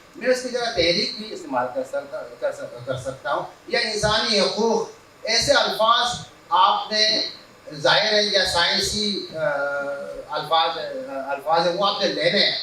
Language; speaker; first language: Urdu; non-native, local second language; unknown